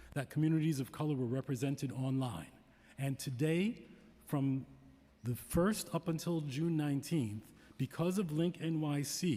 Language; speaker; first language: English; native; English